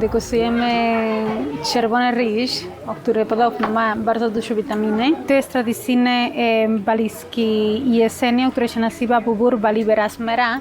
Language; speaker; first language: Polish; non-native, fluent; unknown